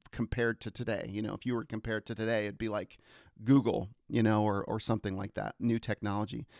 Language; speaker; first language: English; early bilingual, other home language; German